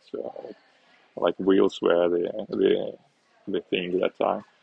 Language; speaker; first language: English; non-native, fluent; Uzbek